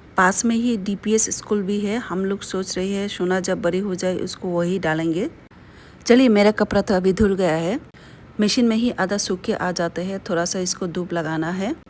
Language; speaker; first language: Hindi; non-native, local second language; Bangla